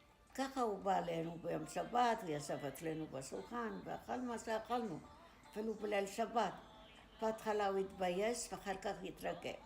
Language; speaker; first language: Hebrew; non-native, fluent; Arabic